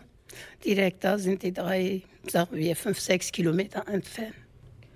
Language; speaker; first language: German; non-native, fluent; Kurdish